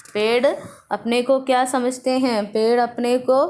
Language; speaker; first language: Hindi; non-native, local second language; Malayalam